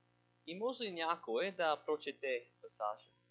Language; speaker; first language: Bulgarian; non-native, learner; English